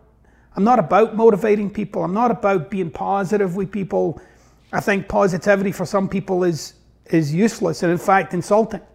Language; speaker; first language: English; native; English